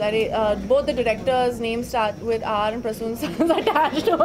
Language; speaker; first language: English; non-native, local second language; Hindi